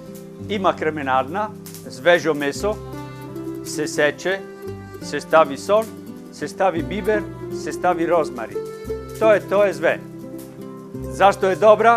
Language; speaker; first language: Macedonian; non-native, learner; Italian